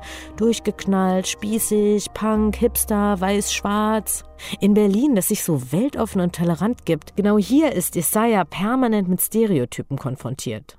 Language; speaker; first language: German; native; German